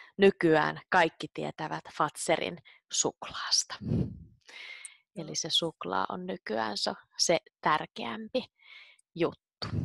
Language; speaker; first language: Finnish; native; Finnish